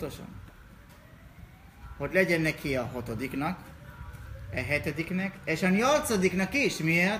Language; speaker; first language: Hungarian; non-native, learner; Hebrew